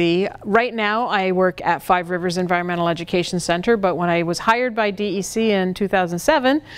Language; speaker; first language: English; native; English